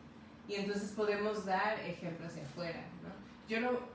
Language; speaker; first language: Spanish; native; Spanish